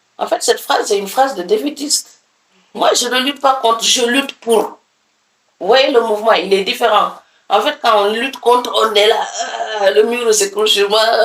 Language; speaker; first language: French; non-native, local second language; Serer